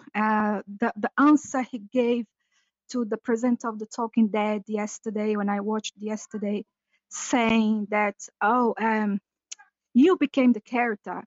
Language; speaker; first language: English; early bilingual, other home language; Portuguese